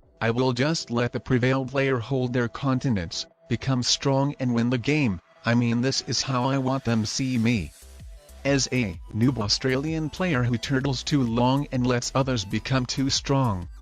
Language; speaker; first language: English; non-native, fluent; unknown